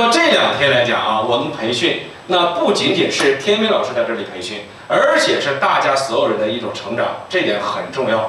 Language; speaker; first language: Chinese; native; Chinese